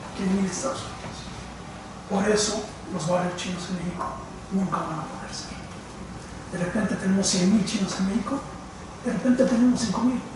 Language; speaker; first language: Spanish; non-native, fluent; Cantonese